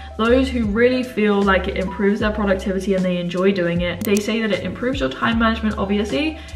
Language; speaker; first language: English; native; English